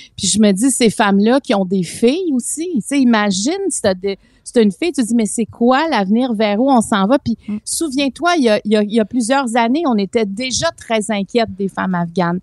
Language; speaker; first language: French; native; French